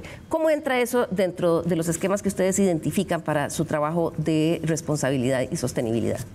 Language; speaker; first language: Spanish; native; Spanish